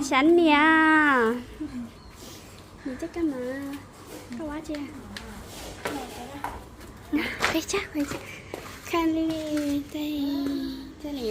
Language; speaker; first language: Chinese; non-native, learner; Hmong